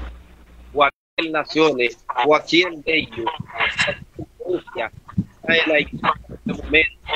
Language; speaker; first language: Spanish; non-native, learner; Haitian Creole